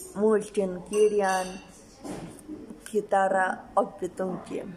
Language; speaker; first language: Finnish; non-native, learner; Russian